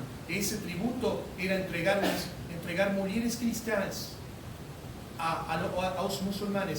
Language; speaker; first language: Spanish; non-native, learner; Portuguese